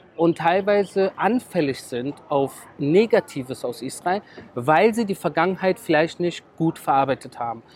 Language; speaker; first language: German; native; German